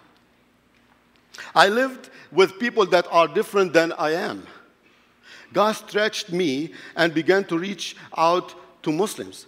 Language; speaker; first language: English; non-native, fluent; Arabic